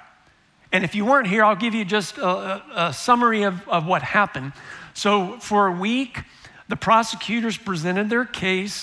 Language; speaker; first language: English; native; English